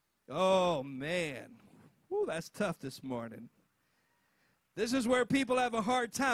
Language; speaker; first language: English; native; English